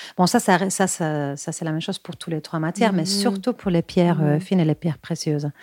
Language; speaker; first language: French; non-native, fluent; Spanish